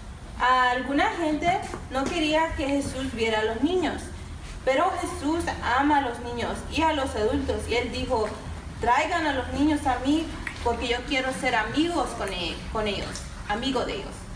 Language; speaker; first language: Spanish; early bilingual, heritage; Spanish